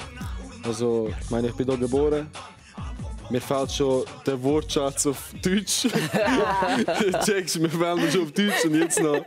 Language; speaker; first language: German; early bilingual, other home language; Albanian